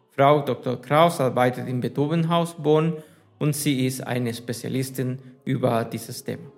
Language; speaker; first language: German; non-native, fluent; Spanish